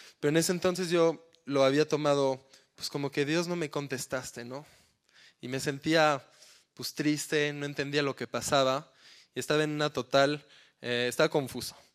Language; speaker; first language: Spanish; early bilingual, heritage; Spanish